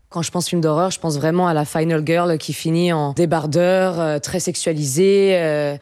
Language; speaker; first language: French; native; French